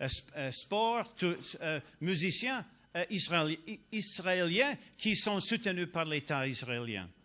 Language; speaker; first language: French; non-native, learner; English